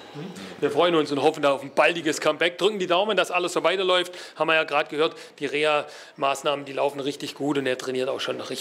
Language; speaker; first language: German; native; German